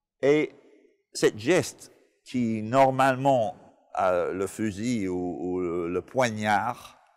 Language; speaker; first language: French; non-native, fluent; English